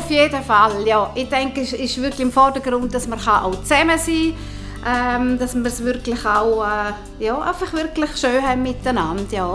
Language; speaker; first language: German; native; German